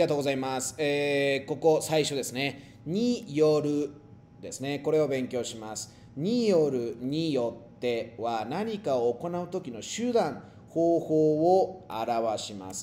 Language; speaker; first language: Japanese; non-native, fluent; Spanish